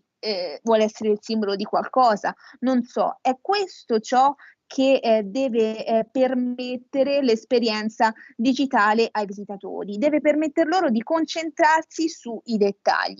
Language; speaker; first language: Italian; native; Italian